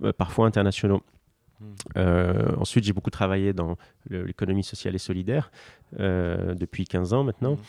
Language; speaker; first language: French; non-native, local second language; Arabic